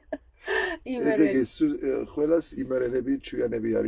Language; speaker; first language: Georgian; non-native, learner; German